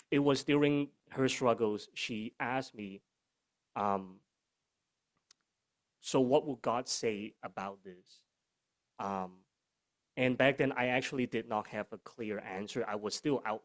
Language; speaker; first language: English; non-native, local second language; Cantonese